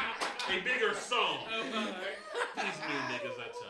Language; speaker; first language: English; native; English